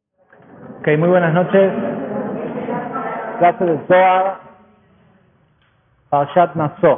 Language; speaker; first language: Spanish; native; Spanish